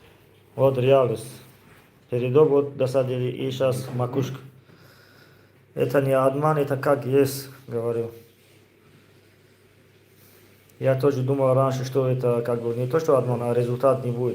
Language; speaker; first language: Russian; non-native, fluent; Tajik